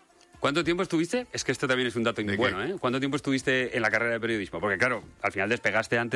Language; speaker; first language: Spanish; native; Spanish